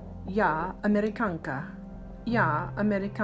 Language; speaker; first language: Russian; non-native, learner; English